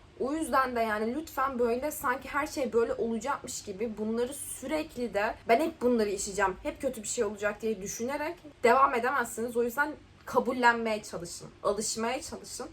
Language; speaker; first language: Turkish; native; Turkish